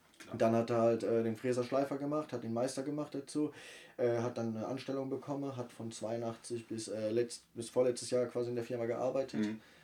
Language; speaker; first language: German; native; German